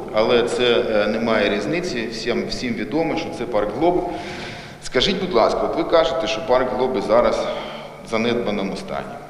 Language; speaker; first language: Ukrainian; non-native, local second language; Russian